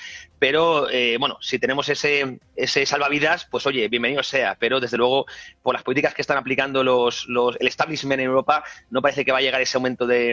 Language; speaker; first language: Spanish; native; Spanish